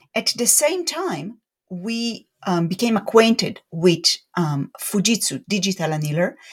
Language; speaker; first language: English; non-native, fluent; Hebrew